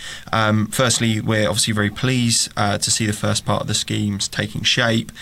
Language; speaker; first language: English; native; English